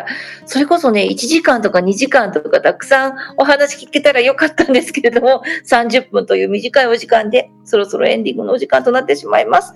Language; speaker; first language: Japanese; native; Japanese